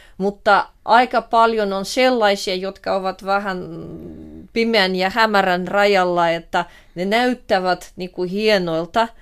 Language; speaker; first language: Finnish; non-native, fluent; Russian